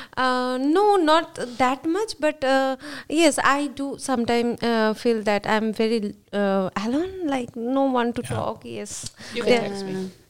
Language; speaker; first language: English; non-native, local second language; Bangla